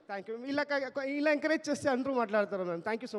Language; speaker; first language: Telugu; non-native, learner; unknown